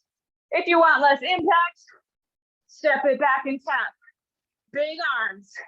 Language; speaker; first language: English; native; English